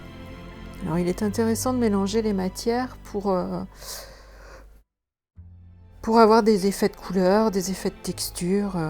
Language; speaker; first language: French; native; French